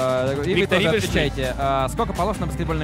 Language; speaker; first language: Russian; native; Russian